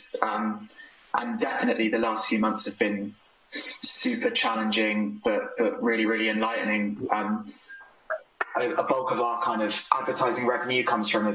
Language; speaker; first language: English; native; English